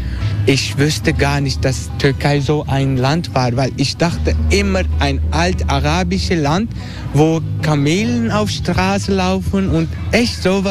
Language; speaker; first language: German; non-native, learner; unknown